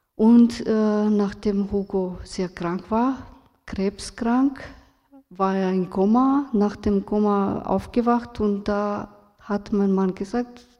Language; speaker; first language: German; non-native, fluent; Romanian